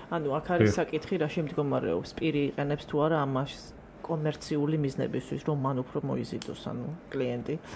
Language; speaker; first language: Georgian; native; Georgian